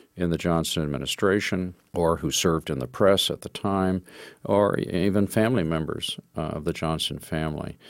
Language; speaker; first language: English; native; English